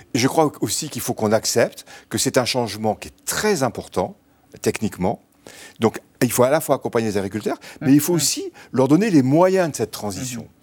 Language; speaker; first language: French; native; French